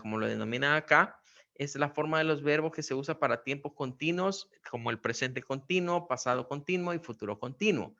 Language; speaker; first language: Spanish; native; Spanish